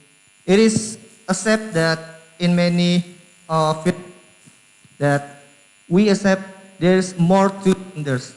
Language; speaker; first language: English; non-native, learner; Indonesian